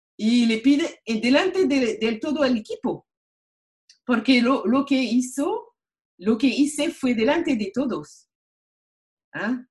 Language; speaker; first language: Spanish; non-native, learner; French